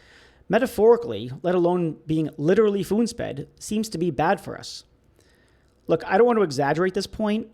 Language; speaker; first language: English; native; English